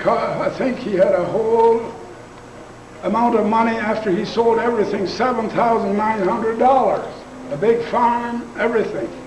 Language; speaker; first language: English; non-native, local second language; Plautdietsch